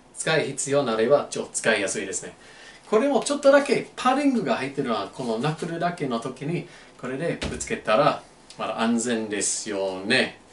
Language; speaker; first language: Japanese; non-native, learner; English